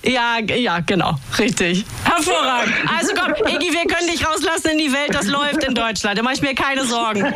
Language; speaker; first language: German; native; German